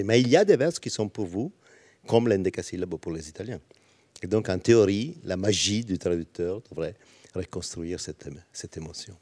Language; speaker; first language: French; non-native, learner; Italian